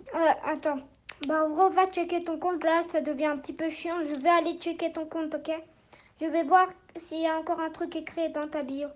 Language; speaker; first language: French; native; French